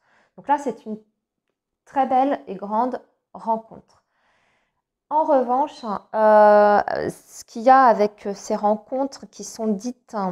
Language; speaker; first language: French; native; French